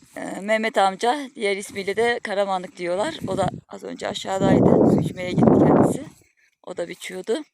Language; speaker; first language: Turkish; native; Turkish